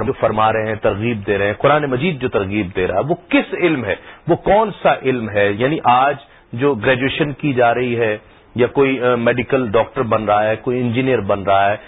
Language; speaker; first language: Urdu; native; Urdu